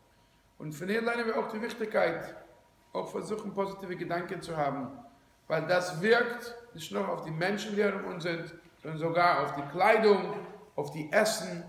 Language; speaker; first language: German; non-native, fluent; English